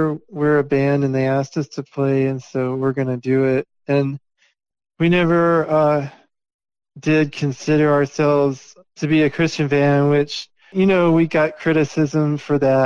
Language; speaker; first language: English; native; English